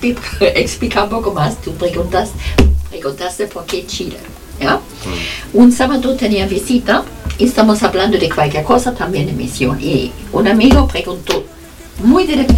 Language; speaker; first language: Spanish; non-native, learner; German